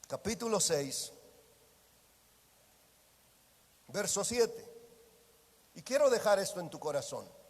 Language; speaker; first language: Spanish; native; Spanish